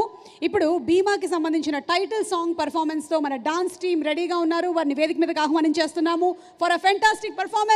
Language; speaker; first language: Telugu; native; Telugu